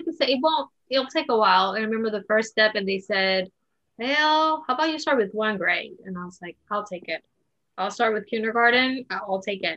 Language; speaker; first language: English; non-native, fluent; Spanish